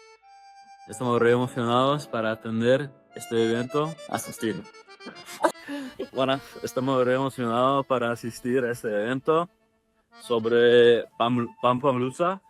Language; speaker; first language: Spanish; non-native, learner; English